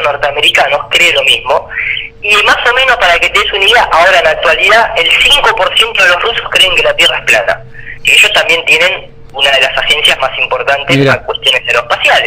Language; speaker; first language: Spanish; native; Spanish